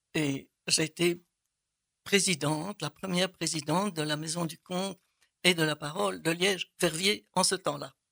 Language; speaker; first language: French; native; French